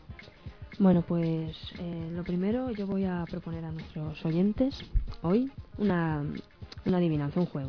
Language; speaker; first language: Spanish; native; Spanish